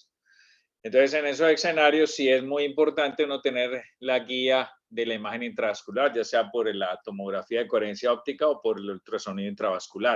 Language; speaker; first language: Spanish; native; Spanish